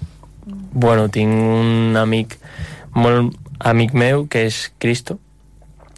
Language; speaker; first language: Catalan; non-native, local second language; Spanish